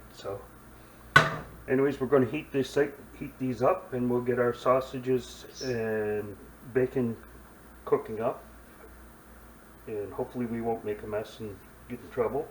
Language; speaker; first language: English; native; English